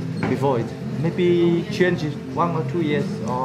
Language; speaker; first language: English; non-native, learner; Chinese